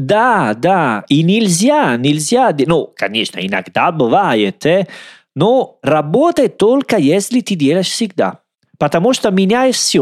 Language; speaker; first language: Russian; non-native, learner; Italian